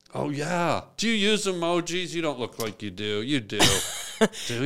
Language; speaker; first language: English; native; English